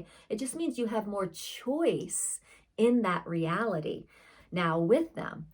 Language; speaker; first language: English; native; English